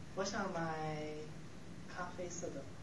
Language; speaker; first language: Chinese; non-native, learner; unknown